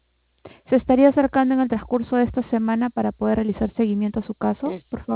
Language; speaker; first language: Spanish; native; Spanish